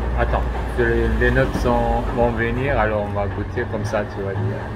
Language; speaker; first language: French; non-native, learner; Turkish